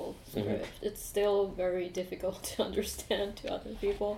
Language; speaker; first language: English; non-native, fluent; Japanese